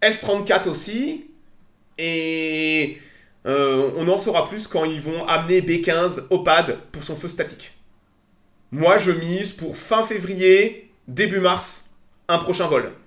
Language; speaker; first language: French; native; French